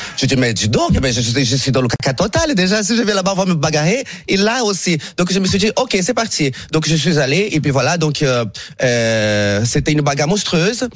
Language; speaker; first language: French; non-native, fluent; Portuguese